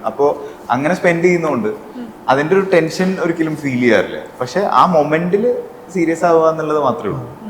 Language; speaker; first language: Malayalam; native; Malayalam